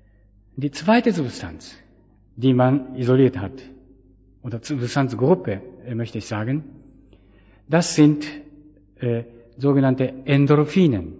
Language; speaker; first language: German; non-native, fluent; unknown